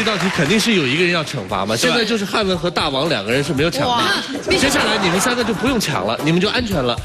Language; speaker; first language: Chinese; native; Chinese